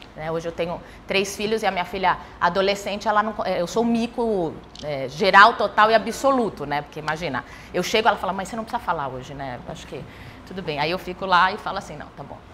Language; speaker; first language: Portuguese; early bilingual, other home language; Spanish